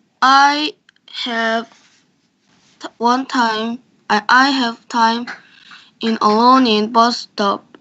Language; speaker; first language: English; non-native, learner; Korean